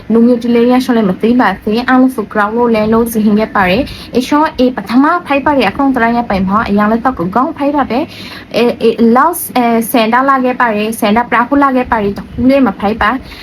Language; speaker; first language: Burmese; native; Burmese